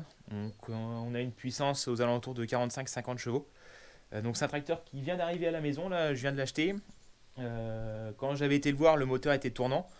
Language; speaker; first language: French; native; French